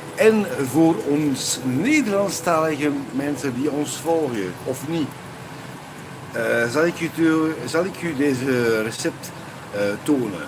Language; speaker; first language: Dutch; non-native, local second language; French